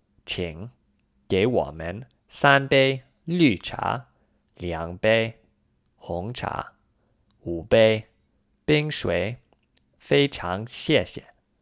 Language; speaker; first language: Chinese; non-native, learner; English